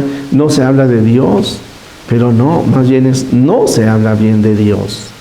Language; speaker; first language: Spanish; native; Spanish